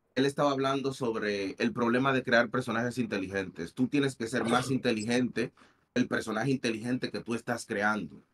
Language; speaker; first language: Spanish; native; Spanish